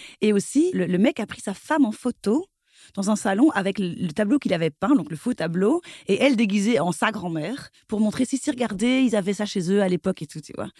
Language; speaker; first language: French; native; French